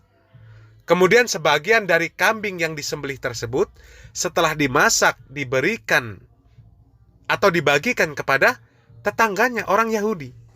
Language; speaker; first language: Indonesian; native; Indonesian